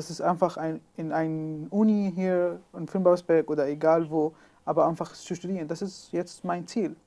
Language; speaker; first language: German; non-native, learner; Arabic